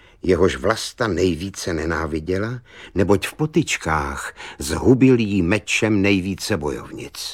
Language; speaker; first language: Czech; native; Czech